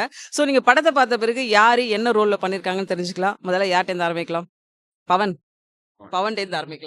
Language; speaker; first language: Tamil; native; Tamil